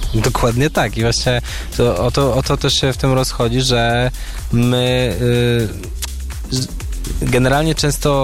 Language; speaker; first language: Polish; native; Polish